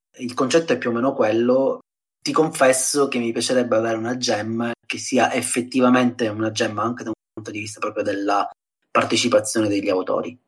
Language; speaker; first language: Italian; native; Italian